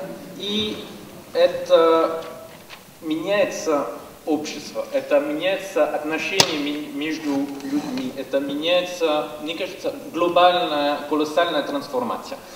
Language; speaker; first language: Russian; non-native, fluent; French